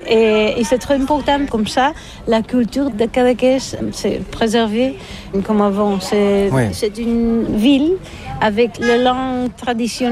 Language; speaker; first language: French; non-native, learner; Catalan